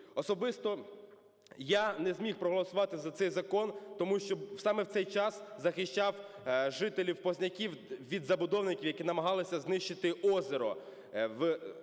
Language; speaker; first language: Ukrainian; native; Ukrainian